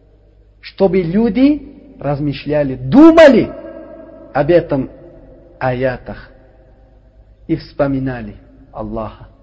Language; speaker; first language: Russian; non-native, learner; Uzbek